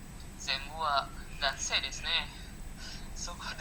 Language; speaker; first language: Japanese; non-native, learner; Indonesian